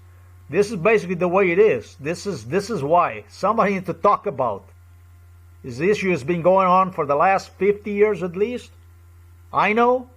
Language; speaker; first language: English; non-native, fluent; Slovenian